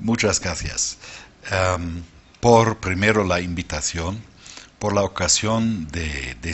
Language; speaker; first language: Spanish; non-native, fluent; German